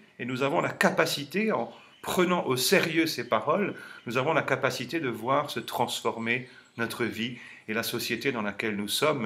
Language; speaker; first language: French; native; French